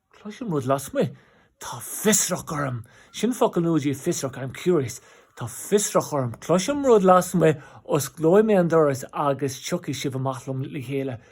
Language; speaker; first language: Irish; native; Irish